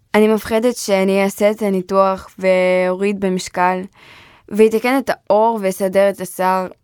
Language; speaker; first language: Hebrew; early bilingual, other home language; Russian